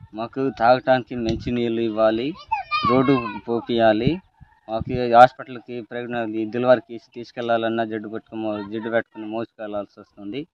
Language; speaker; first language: Telugu; non-native, fluent; Gondi